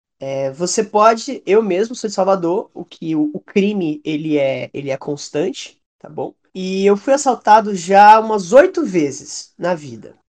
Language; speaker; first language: Portuguese; native; Portuguese